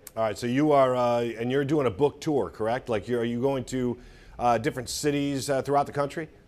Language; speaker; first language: English; native; English